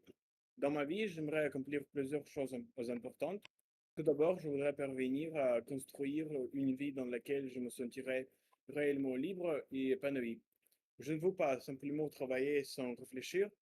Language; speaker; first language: French; non-native, learner; Russian